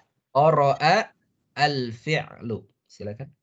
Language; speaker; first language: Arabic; non-native, learner; Indonesian